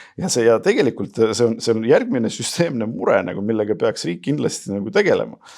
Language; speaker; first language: Estonian; non-native, local second language; Russian